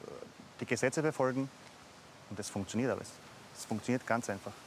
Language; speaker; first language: German; non-native, fluent; Bosnian